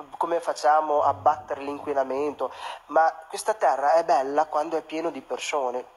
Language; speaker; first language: Italian; non-native, fluent; Urdu